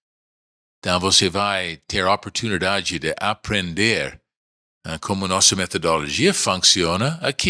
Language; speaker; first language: Portuguese; non-native, fluent; English